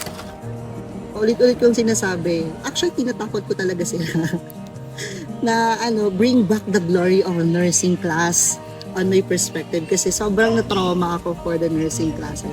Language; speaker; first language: Filipino; non-native, local second language; Bikol